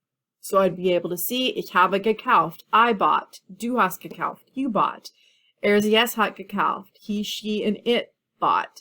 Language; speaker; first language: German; non-native, fluent; English